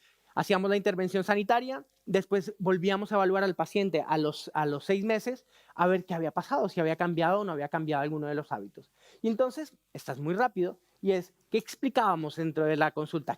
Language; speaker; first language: Spanish; native; Spanish